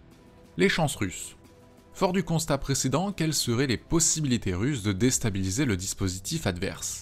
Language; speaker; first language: French; native; French